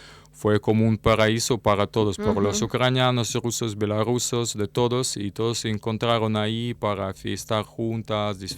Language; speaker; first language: Spanish; non-native, learner; Russian